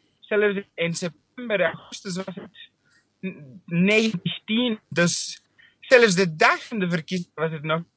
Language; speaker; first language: Dutch; non-native, fluent; English